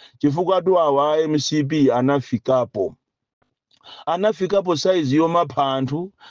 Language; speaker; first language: Nyanja; native; Nyanja